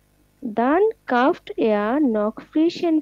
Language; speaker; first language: German; non-native, learner; Bangla